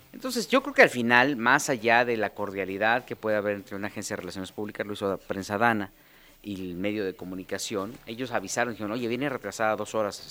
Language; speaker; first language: Spanish; native; Spanish